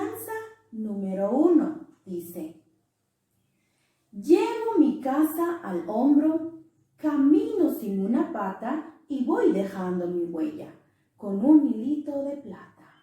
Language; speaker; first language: Spanish; non-native, local second language; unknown